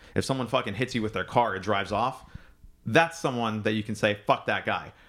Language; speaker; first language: English; native; English